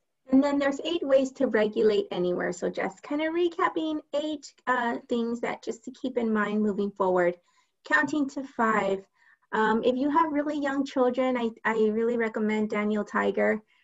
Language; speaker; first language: English; native; English